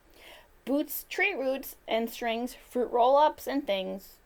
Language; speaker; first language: English; native; English